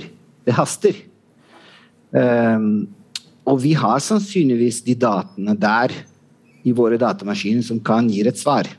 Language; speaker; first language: Norwegian; non-native, fluent; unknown